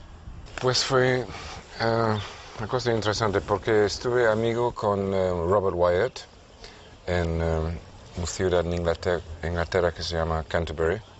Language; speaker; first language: Spanish; non-native, fluent; English